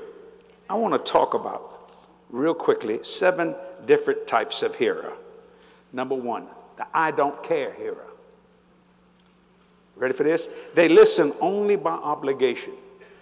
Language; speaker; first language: English; native; English